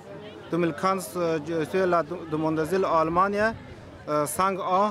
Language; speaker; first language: French; non-native, learner; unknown